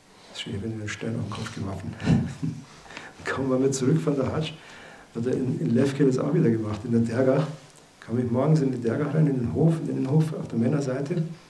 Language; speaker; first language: German; native; German